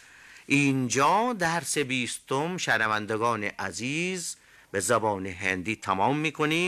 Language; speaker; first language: Persian; non-native, fluent; Urdu